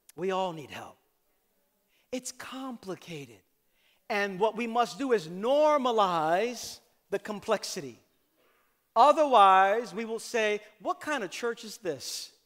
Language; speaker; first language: English; native; English